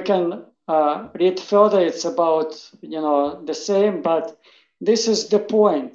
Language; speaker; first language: English; non-native, fluent; Russian